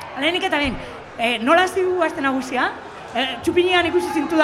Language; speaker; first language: Basque; native; Basque